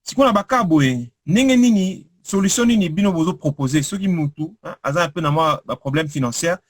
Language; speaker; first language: French; non-native, local second language; Lingala